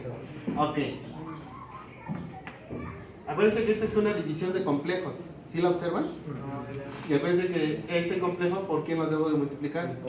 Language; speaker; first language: Spanish; native; Spanish